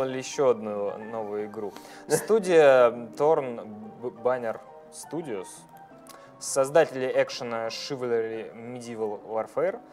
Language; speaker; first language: Russian; native; Russian